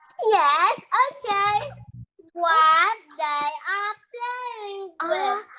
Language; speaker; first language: English; non-native, learner; Vietnamese